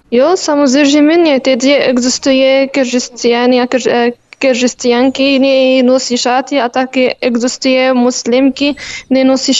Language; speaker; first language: Czech; non-native, learner; Arabic